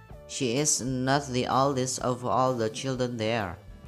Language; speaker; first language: English; non-native, fluent; Indonesian